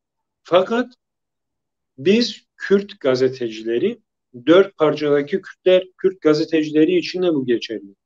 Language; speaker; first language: Turkish; non-native, local second language; Kurdish